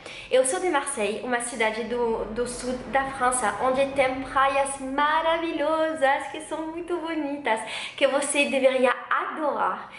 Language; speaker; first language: Portuguese; non-native, learner; French